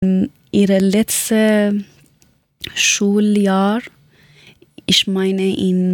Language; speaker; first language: German; non-native, learner; Persian